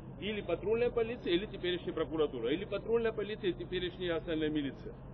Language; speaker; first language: Russian; non-native, local second language; Georgian